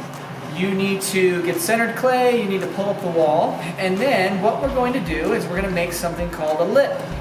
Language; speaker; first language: English; native; English